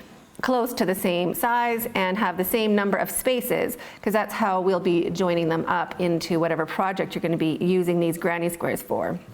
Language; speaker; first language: English; native; English